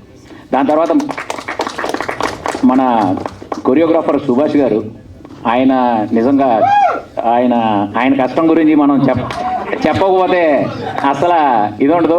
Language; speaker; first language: Telugu; native; Telugu